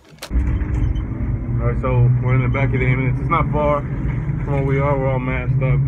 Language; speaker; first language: English; native; English